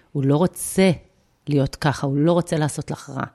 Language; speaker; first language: Hebrew; early bilingual, other home language; Russian